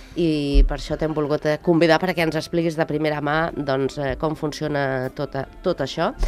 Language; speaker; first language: Catalan; native; Catalan